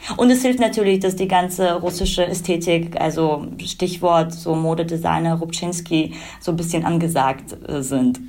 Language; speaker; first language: German; early bilingual, other home language; Russian